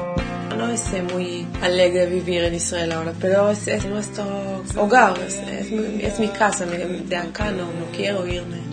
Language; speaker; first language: Spanish; non-native, fluent; Hebrew